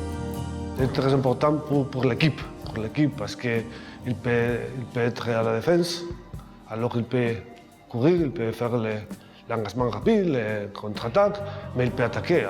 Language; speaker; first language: French; non-native, learner; Spanish